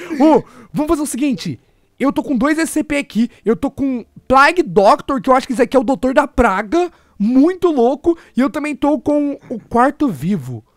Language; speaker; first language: Portuguese; native; Portuguese